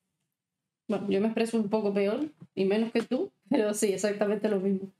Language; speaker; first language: Spanish; native; Spanish